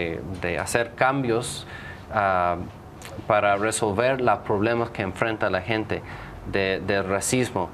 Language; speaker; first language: Spanish; non-native, fluent; English